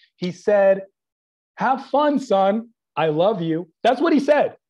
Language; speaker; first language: English; early bilingual, other home language; Persian